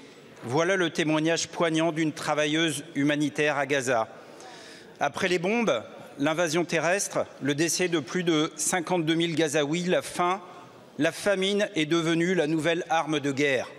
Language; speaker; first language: French; native; French